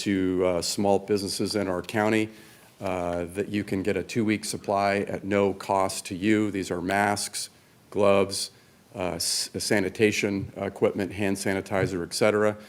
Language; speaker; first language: English; native; English